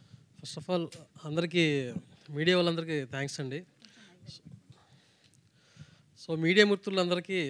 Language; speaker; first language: Telugu; native; Telugu